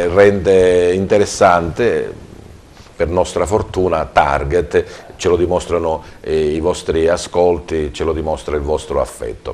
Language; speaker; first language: Italian; native; Italian